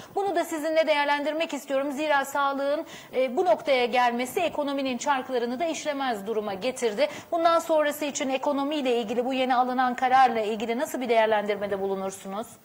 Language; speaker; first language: Turkish; native; Turkish